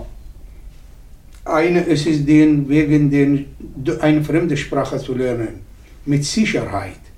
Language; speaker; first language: German; non-native, learner; Arabic